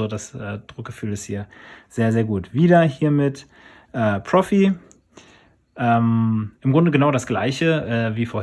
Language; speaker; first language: German; native; German